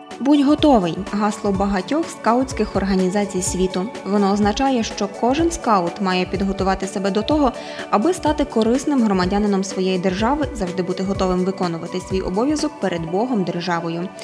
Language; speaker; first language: Ukrainian; native; Ukrainian